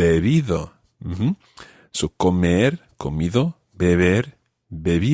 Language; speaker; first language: Spanish; non-native, fluent; English